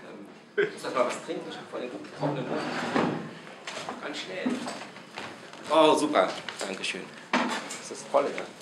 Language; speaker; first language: German; non-native, fluent; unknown